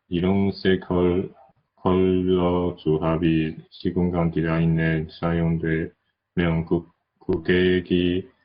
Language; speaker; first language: Korean; non-native, learner; Chinese